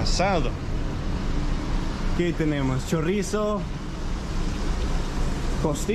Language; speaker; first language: Spanish; non-native, fluent; English